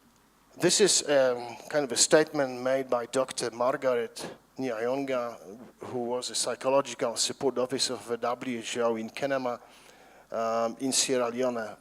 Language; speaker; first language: English; non-native, fluent; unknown